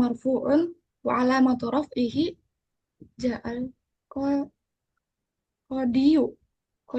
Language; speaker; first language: Arabic; non-native, learner; Indonesian